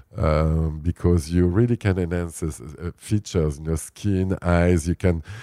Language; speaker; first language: English; non-native, fluent; French